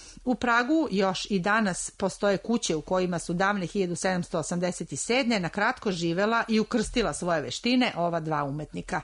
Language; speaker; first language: Serbian; native; Serbian